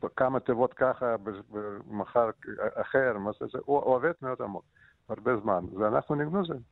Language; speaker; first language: Hebrew; non-native, fluent; Russian